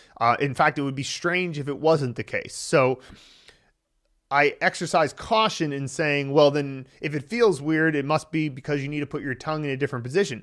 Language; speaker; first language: English; native; English